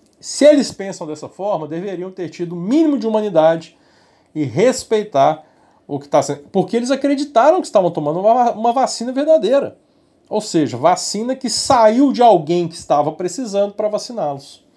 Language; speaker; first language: Portuguese; native; Portuguese